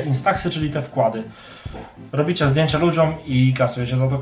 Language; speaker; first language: Polish; native; Polish